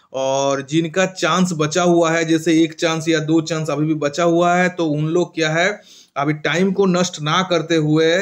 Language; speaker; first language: Hindi; non-native, local second language; Bangla